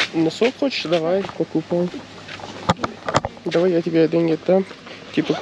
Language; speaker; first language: Russian; non-native, local second language; Kyrgyz